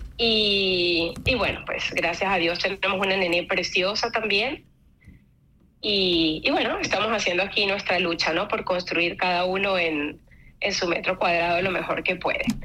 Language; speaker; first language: Spanish; native; Spanish